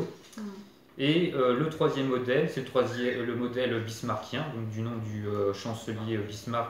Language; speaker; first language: French; native; French